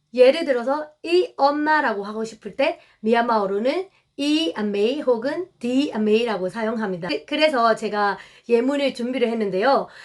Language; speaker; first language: Korean; non-native, fluent; Burmese